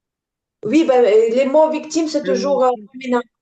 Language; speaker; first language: French; non-native, learner; Ukrainian